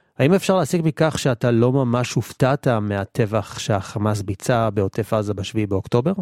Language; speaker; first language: Hebrew; native; Hebrew